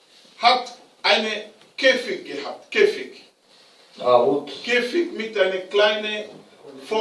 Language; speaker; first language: German; non-native, learner; Romanian